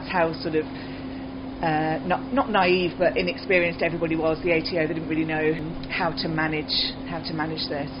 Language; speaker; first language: English; native; English